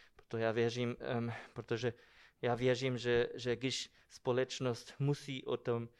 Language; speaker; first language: Czech; non-native, fluent; German